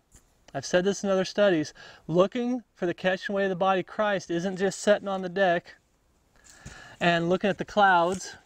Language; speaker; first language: English; native; English